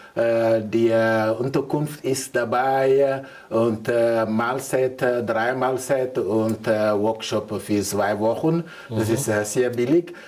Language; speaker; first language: German; non-native, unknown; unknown